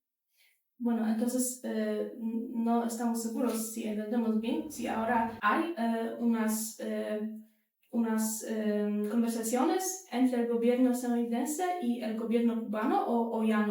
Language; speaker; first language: Spanish; non-native, fluent; Polish